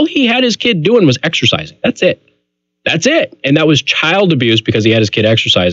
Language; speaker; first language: English; native; English